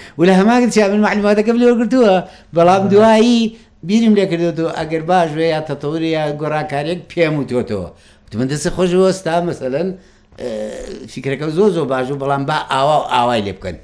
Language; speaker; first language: Central Kurdish; native; Central Kurdish